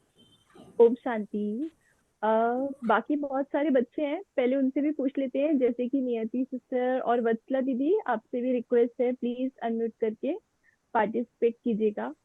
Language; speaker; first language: Hindi; native; Hindi